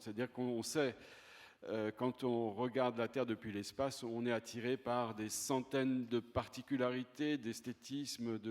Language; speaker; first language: French; native; French